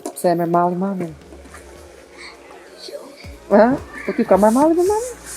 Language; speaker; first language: Albanian; native; Albanian